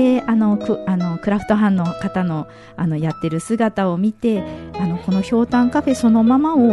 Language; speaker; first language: Japanese; native; Japanese